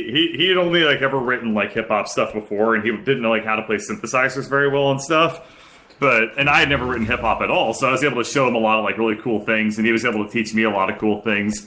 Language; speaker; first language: English; native; English